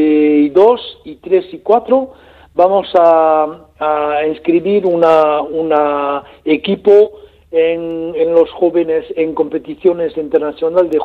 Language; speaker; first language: Spanish; non-native, learner; French